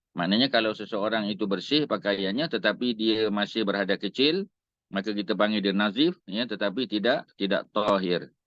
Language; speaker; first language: Malay; native; Malay